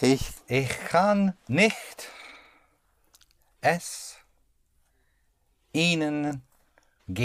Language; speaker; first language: German; non-native, learner; English